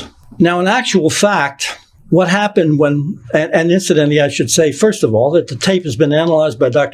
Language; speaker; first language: English; native; English